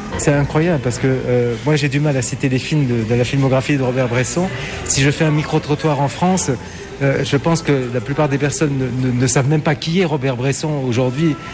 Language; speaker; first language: French; native; French